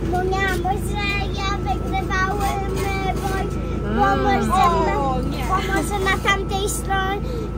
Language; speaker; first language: Polish; early bilingual, heritage; Polish